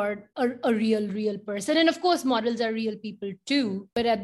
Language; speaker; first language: English; non-native, local second language; Hindi